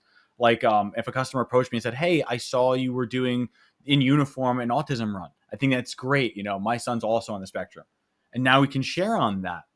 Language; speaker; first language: English; native; English